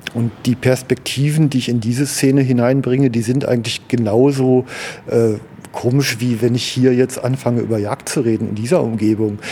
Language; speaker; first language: German; native; German